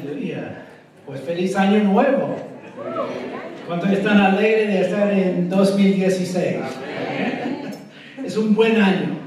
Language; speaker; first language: Spanish; non-native, fluent; English